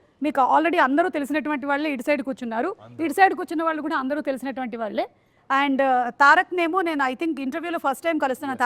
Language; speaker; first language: Telugu; non-native, local second language; Malayalam